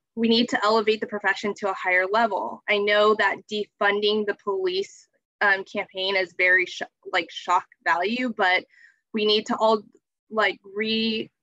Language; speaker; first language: English; native; English